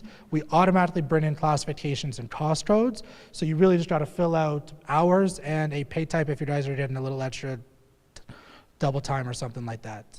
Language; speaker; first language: English; native; English